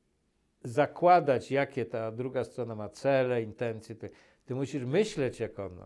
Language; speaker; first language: Polish; native; Polish